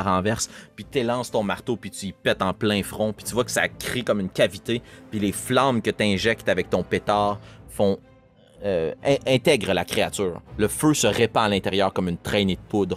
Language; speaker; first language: French; native; French